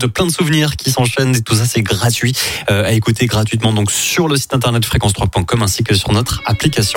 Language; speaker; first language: French; native; French